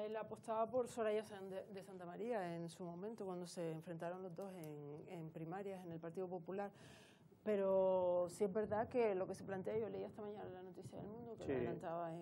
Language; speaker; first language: Spanish; native; Spanish